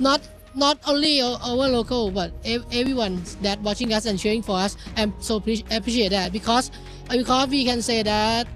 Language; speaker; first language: English; non-native, learner; Thai